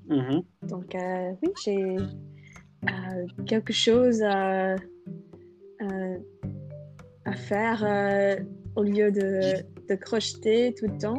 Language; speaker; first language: French; non-native, fluent; English